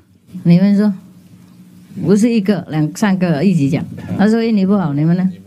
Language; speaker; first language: Chinese; non-native, fluent; Vietnamese